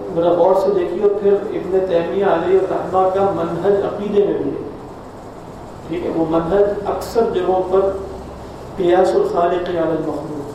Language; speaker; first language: Urdu; native; Urdu